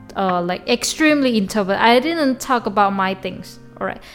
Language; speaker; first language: English; non-native, local second language; Chinese